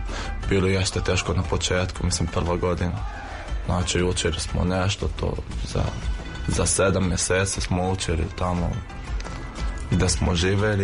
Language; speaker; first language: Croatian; non-native, fluent; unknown